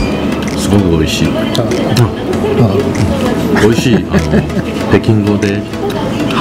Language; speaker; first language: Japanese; non-native, fluent; Chinese